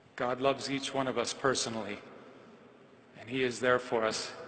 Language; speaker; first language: English; native; English